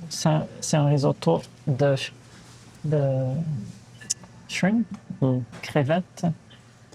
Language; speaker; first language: French; non-native, fluent; Portuguese